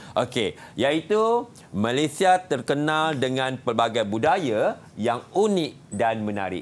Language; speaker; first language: Malay; native; Malay